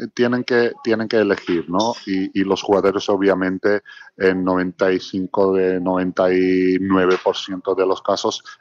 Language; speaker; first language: Spanish; non-native, fluent; Georgian